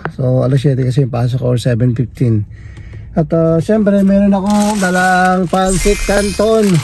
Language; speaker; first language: Filipino; native; Filipino